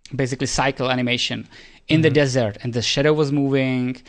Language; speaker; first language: English; non-native, fluent; Czech